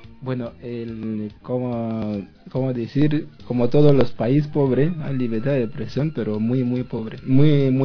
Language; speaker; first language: Spanish; non-native, learner; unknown